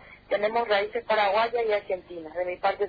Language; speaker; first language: Spanish; native; Spanish